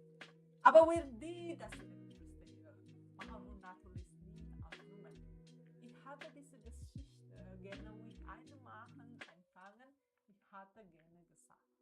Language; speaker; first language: German; non-native, learner; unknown